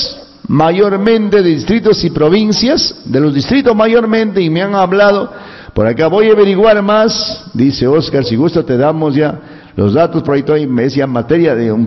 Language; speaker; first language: Spanish; native; Spanish